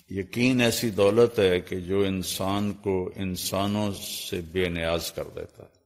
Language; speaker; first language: Urdu; non-native, local second language; Punjabi